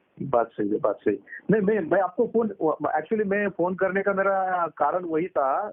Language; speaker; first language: Hindi; native; Hindi